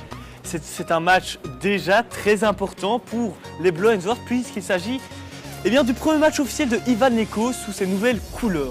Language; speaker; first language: French; native; French